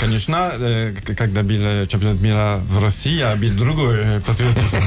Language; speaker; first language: Russian; non-native, learner; French